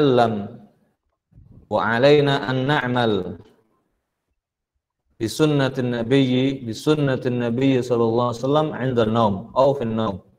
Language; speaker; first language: Arabic; non-native, fluent; Indonesian